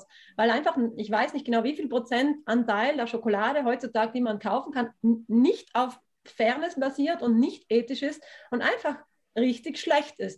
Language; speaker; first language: German; native; German